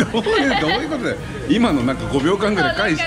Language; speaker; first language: Japanese; native; Japanese